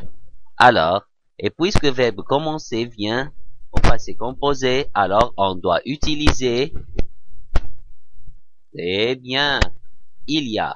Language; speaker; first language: French; non-native, fluent; Arabic